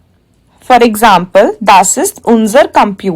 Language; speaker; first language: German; non-native, fluent; Hindi